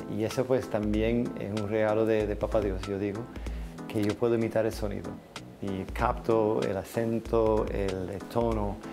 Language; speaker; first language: Spanish; non-native, fluent; English